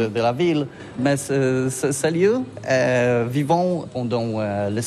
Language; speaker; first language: French; non-native, learner; Polish